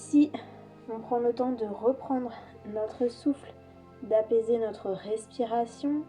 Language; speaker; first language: French; native; French